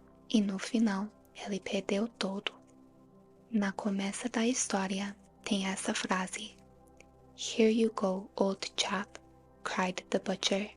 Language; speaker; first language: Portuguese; non-native, fluent; English